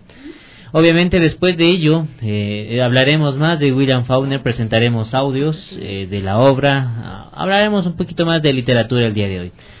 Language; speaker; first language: Spanish; native; Spanish